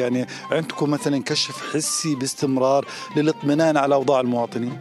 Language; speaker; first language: Arabic; native; Arabic